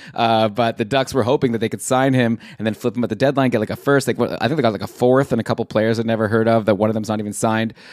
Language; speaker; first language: English; native; English